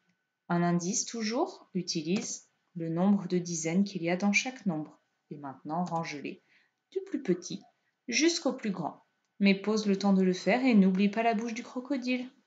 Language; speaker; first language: French; native; French